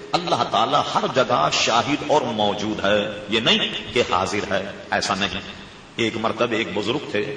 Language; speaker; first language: Urdu; native; Urdu